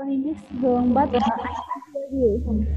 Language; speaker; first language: English; non-native, learner; Vietnamese